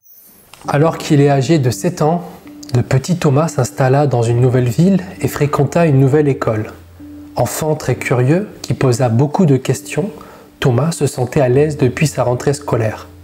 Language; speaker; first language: French; native; French